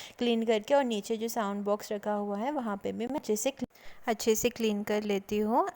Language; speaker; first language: Hindi; non-native, local second language; Bangla